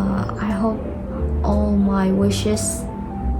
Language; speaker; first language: English; non-native, learner; Indonesian